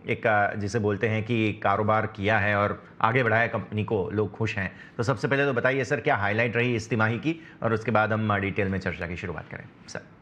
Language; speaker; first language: Hindi; non-native, local second language; Gujarati